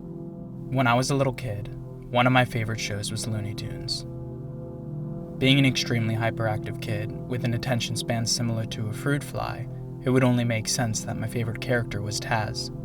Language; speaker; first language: English; native; English